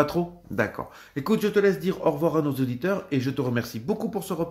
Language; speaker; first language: French; native; French